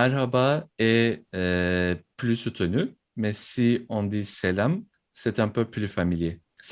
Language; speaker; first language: French; non-native, fluent; Turkish